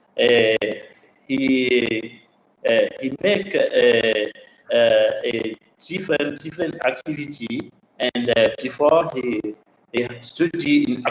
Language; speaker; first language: English; non-native, learner; French